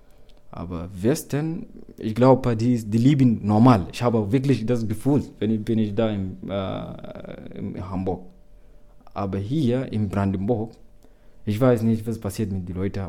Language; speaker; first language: German; non-native, learner; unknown